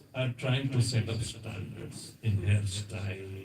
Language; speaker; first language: English; non-native, local second language; Hindi